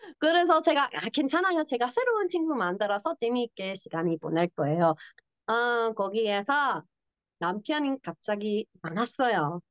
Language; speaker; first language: Korean; non-native, learner; English